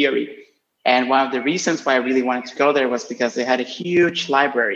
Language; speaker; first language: English; non-native, fluent; Spanish